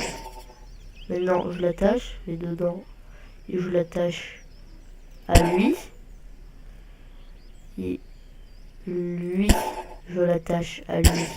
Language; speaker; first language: French; native; French